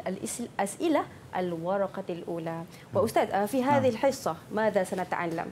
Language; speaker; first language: Arabic; non-native, fluent; Malay